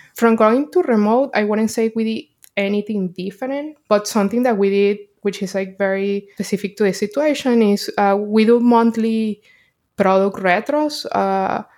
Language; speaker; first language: English; non-native, fluent; Spanish